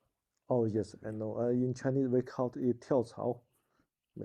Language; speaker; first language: English; non-native, learner; Chinese